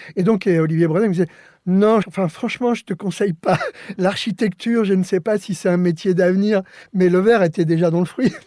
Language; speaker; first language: French; early bilingual, other home language; Spanish